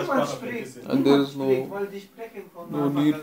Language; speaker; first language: German; non-native, learner; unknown